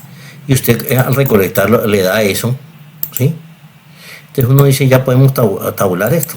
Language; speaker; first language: Spanish; native; Spanish